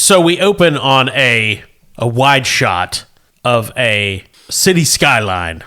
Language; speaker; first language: English; native; English